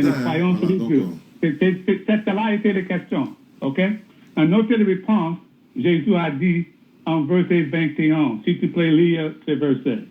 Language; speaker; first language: French; non-native, learner; English